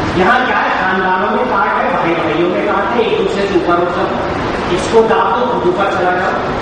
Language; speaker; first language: Urdu; native; Urdu